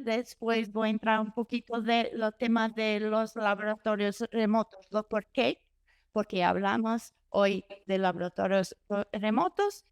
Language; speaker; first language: Spanish; non-native, learner; Portuguese